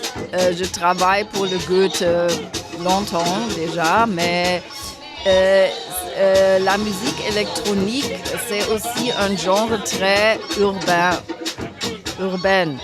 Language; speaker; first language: French; non-native, fluent; German